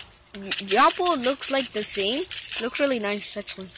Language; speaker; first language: English; early bilingual, other home language; Spanish